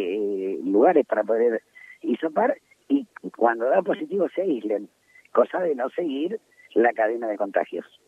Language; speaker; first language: Spanish; native; Spanish